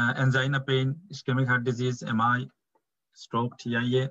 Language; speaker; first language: English; non-native, local second language; Bangla